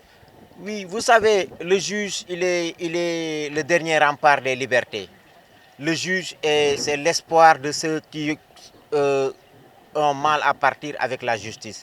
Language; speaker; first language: French; non-native, local second language; Wolof